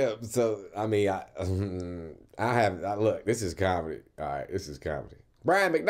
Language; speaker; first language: English; native; English